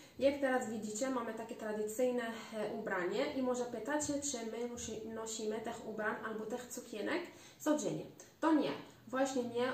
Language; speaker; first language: Polish; non-native, learner; Arabic